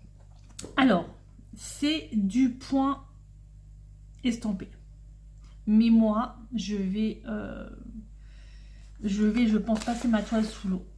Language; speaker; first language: French; native; French